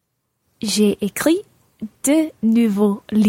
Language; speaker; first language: French; non-native, learner; English